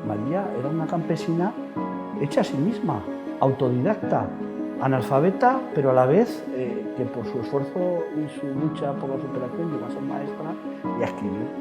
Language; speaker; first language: Spanish; native; Spanish